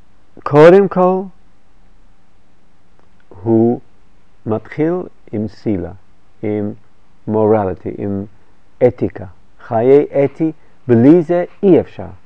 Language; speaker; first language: Hebrew; non-native, fluent; English